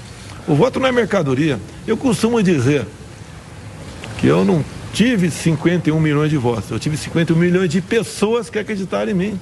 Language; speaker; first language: Portuguese; native; Portuguese